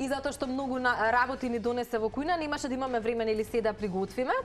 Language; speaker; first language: Macedonian; native; Macedonian